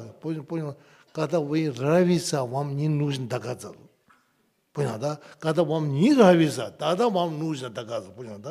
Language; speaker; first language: Russian; non-native, learner; Tibetan